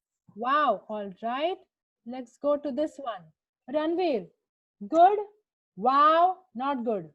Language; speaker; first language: English; non-native, local second language; Hindi